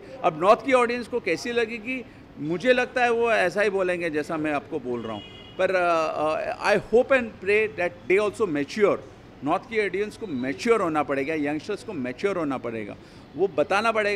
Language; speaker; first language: Hindi; native; Hindi